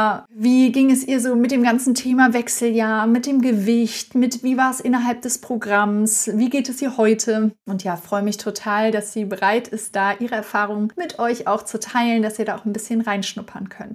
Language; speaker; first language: German; native; German